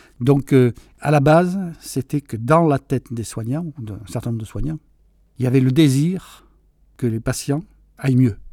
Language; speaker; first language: French; early bilingual, other home language; Catalan